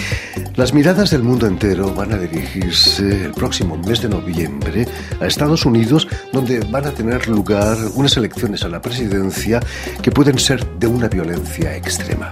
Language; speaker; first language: Spanish; native; Spanish